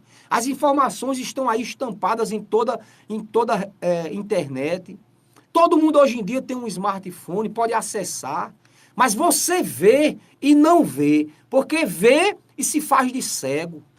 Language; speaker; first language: Portuguese; native; Portuguese